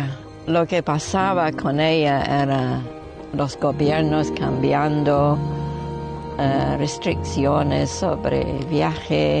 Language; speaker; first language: Spanish; non-native, local second language; English